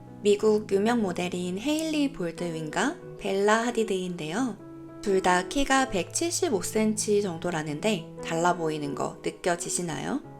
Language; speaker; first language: Korean; native; Korean